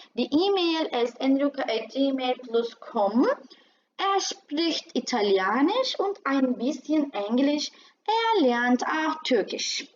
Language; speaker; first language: German; non-native, fluent; Turkish